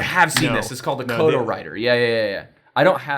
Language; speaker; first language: English; native; English